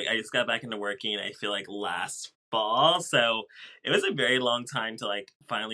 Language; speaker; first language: English; native; English